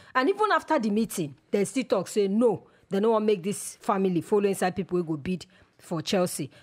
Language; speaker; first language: Nigerian Pidgin; non-native, local second language; Yoruba